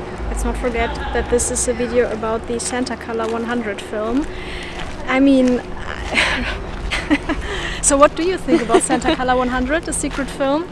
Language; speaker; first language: English; non-native, fluent; German